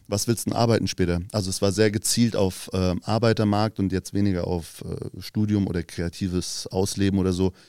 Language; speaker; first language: German; early bilingual, other home language; Turkish